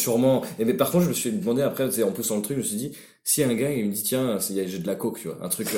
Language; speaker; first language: French; native; French